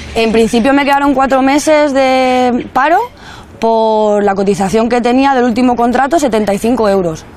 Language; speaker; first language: Spanish; native; Spanish